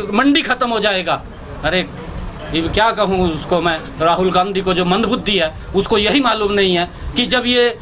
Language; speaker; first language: Hindi; native; Hindi